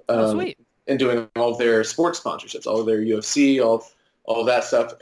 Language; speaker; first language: English; native; English